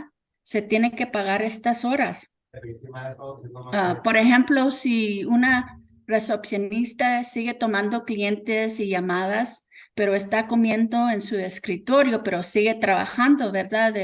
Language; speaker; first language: Spanish; early bilingual, heritage; Spanish